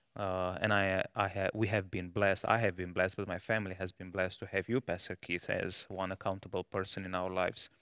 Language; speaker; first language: English; non-native, fluent; Romanian